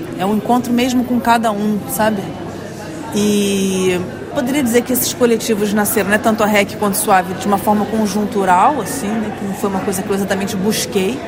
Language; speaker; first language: Portuguese; native; Portuguese